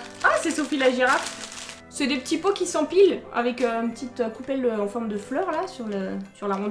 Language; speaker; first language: French; native; French